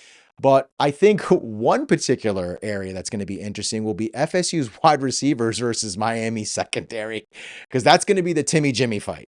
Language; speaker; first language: English; native; English